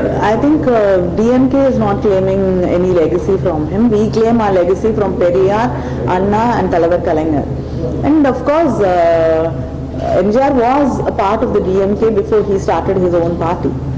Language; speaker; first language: English; non-native, local second language; Tamil